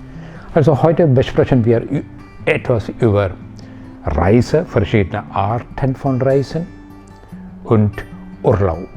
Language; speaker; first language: German; non-native, fluent; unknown